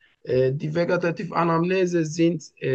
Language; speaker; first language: German; non-native, learner; Turkish